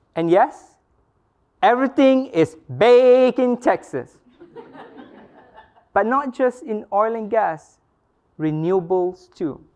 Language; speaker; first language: English; non-native, local second language; Malay